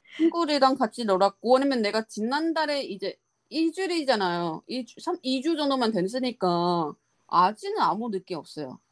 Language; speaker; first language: Korean; non-native, fluent; Chinese